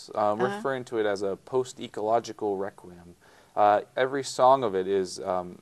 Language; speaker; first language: English; native; English